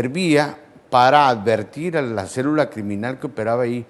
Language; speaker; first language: Spanish; native; Spanish